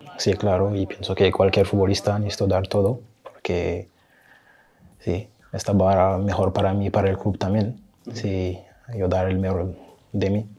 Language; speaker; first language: Spanish; non-native, learner; French